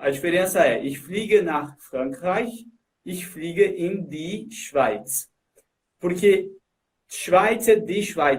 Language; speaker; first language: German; non-native, fluent; Portuguese